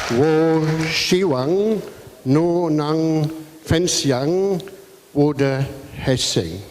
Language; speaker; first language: Chinese; non-native, learner; German